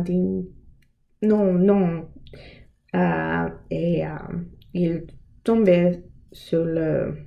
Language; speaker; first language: French; non-native, learner; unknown